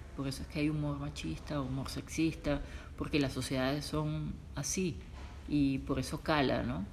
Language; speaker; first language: Spanish; native; Spanish